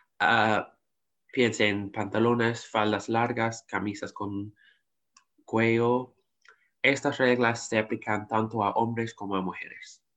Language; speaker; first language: Spanish; non-native, learner; English